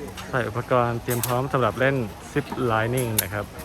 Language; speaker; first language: Thai; native; Thai